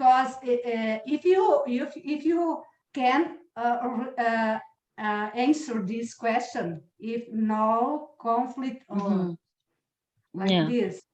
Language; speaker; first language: English; non-native, learner; Portuguese